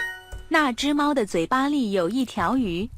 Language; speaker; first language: Chinese; non-native, learner; Mongolian